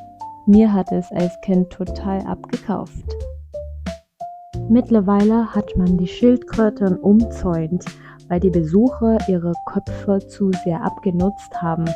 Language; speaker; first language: German; non-native, fluent; Vietnamese